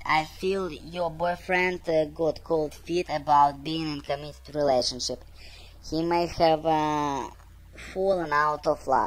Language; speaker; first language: English; non-native, fluent; Russian